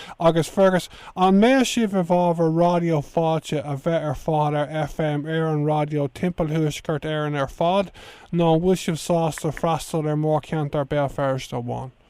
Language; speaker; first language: Irish; native; Irish